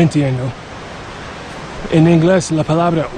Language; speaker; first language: Spanish; non-native, learner; English